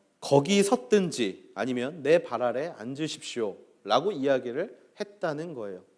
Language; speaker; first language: Korean; native; Korean